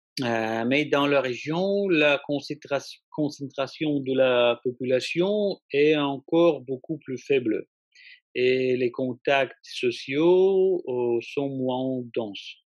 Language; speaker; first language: French; non-native, fluent; Russian